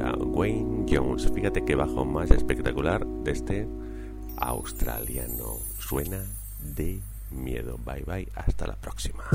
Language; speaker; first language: Spanish; native; Spanish